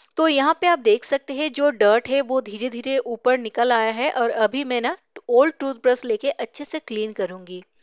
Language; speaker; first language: Hindi; native; Hindi